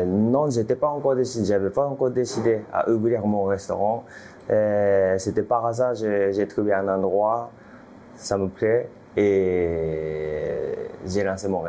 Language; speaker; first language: French; non-native, fluent; Japanese